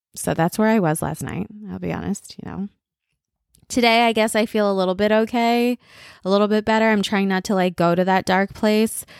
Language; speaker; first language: English; early bilingual, other home language; Bangla